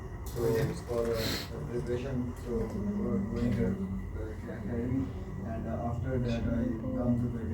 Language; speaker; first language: English; non-native, learner; Urdu